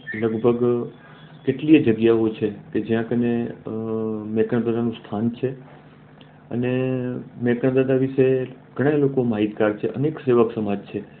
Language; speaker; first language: Gujarati; non-native, local second language; Kachhi